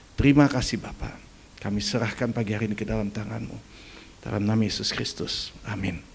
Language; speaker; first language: Indonesian; early bilingual, other home language; German